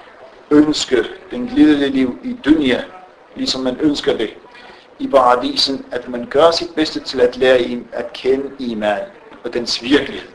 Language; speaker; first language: Danish; non-native, fluent; Arabic